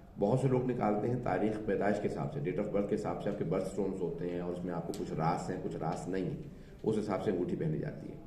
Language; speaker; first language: Urdu; native; Urdu